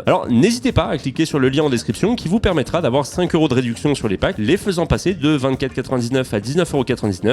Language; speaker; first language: French; native; French